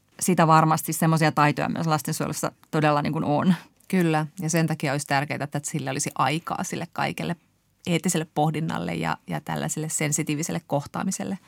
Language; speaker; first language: Finnish; native; Finnish